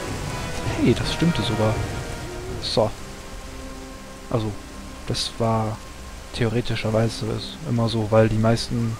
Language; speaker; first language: German; native; German